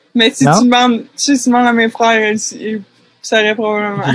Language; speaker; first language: French; native; French